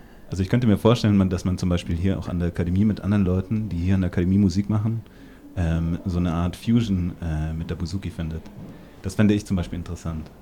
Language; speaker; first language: German; native; German